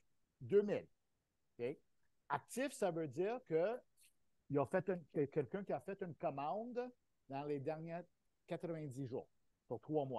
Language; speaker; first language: French; non-native, local second language; Italian